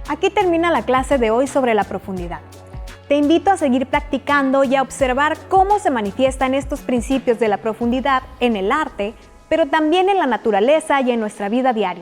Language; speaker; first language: Spanish; native; Spanish